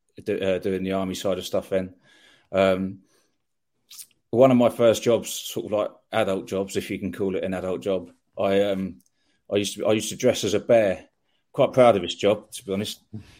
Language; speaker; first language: English; native; English